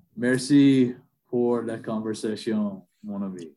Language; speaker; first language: French; non-native, learner; English